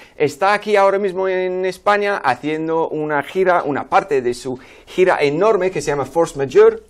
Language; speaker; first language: Spanish; non-native, fluent; English